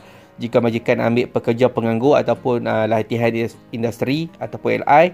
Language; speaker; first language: Malay; native; Malay